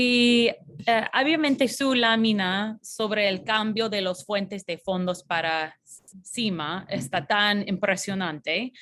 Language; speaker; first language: Spanish; non-native, fluent; English